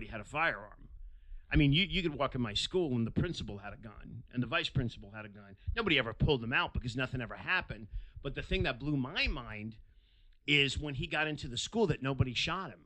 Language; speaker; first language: English; native; English